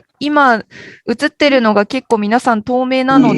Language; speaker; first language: Japanese; native; Japanese